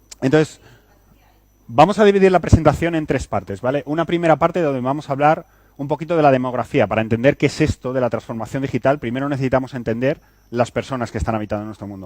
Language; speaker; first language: Spanish; native; Spanish